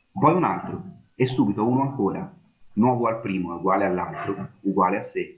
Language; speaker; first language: Italian; native; Italian